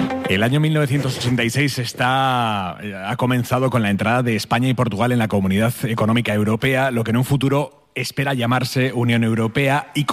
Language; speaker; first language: Spanish; native; Spanish